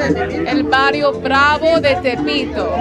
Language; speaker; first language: Spanish; non-native, learner; English